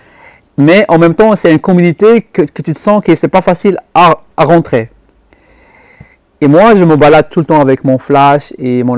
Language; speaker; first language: French; non-native, local second language; Arabic